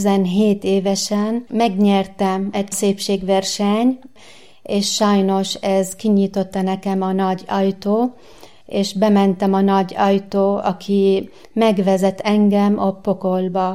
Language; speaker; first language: Hungarian; non-native, learner; Arabic